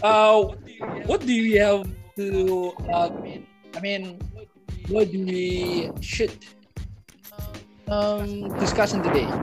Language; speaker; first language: English; non-native, learner; Indonesian